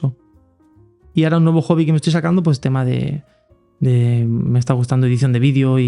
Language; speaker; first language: Spanish; native; Spanish